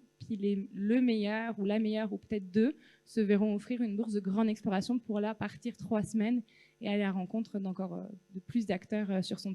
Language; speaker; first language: French; native; French